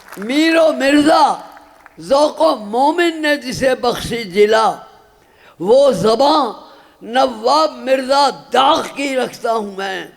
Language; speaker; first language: Urdu; native; Urdu